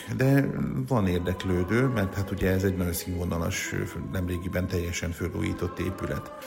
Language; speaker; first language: Hungarian; native; Hungarian